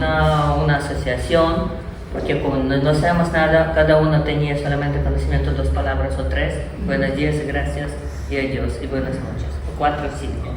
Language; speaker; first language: Spanish; non-native, learner; Ukrainian